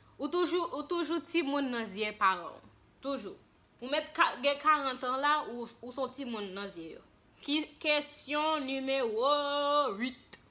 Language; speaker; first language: Haitian Creole; early bilingual, heritage; Haitian Creole